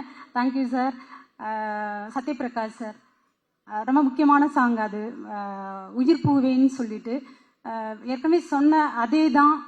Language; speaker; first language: Tamil; native; Tamil